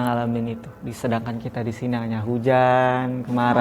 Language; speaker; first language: Indonesian; native; Indonesian